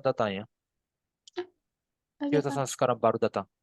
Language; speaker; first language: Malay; non-native, learner; Japanese